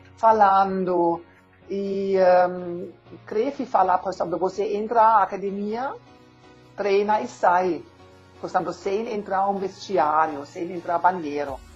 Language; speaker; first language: Portuguese; non-native, learner; German